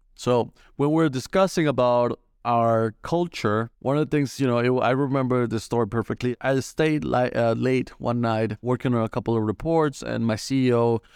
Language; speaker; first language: English; non-native, fluent; Spanish